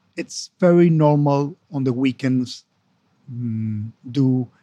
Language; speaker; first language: English; non-native, fluent; Spanish